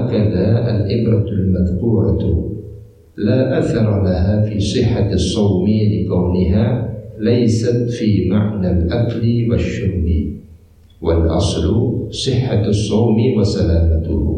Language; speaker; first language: Arabic; non-native, fluent; Indonesian